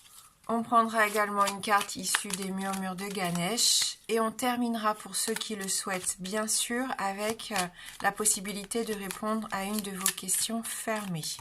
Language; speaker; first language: French; native; French